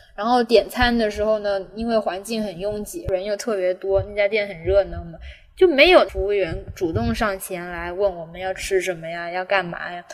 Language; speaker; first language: Chinese; non-native, local second language; Cantonese